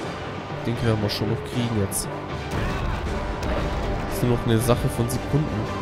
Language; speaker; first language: German; native; German